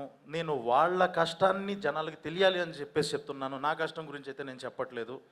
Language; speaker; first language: Telugu; native; Telugu